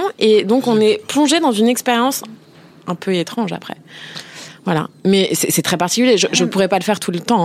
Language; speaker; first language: French; native; French